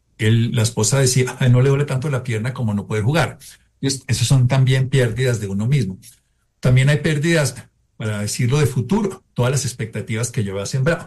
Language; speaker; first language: Spanish; native; Spanish